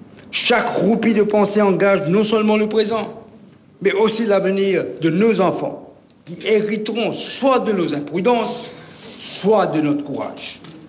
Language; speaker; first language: French; non-native, local second language; Morisyen